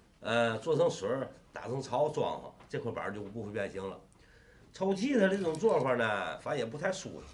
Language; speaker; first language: Chinese; native; Chinese